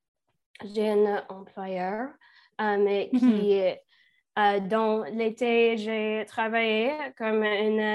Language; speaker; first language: French; non-native, learner; English